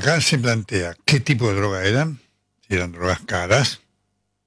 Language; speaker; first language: Spanish; native; Spanish